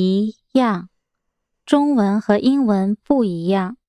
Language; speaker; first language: Chinese; non-native, learner; English